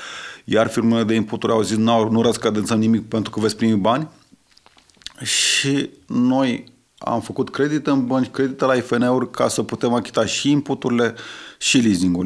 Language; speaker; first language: Romanian; native; Romanian